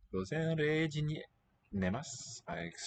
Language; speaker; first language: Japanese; non-native, learner; English